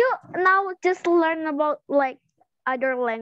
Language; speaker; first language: English; non-native, learner; Indonesian